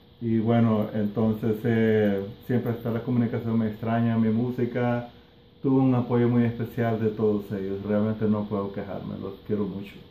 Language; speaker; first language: Spanish; native; Spanish